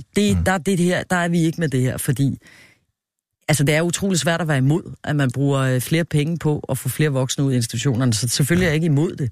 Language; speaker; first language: Danish; native; Danish